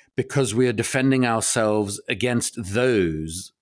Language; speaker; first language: English; native; English